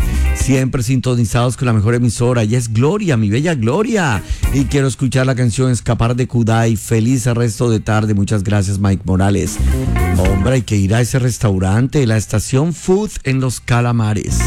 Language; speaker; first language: Spanish; native; Spanish